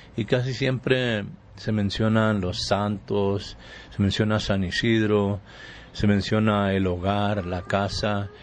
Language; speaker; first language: Spanish; early bilingual, heritage; Spanish